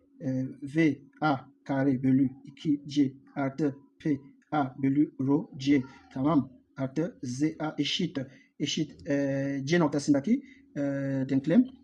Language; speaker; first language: Turkish; non-native, learner; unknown